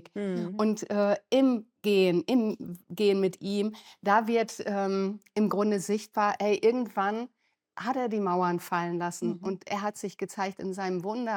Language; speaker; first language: German; native; German